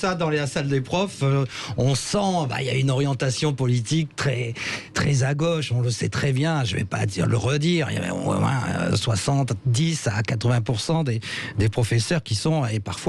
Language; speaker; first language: French; native; French